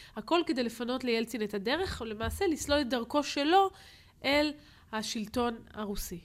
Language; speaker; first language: Hebrew; native; Hebrew